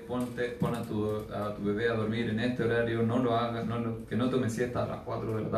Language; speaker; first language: Spanish; native; Spanish